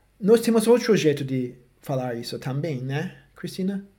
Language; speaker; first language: Portuguese; non-native, fluent; English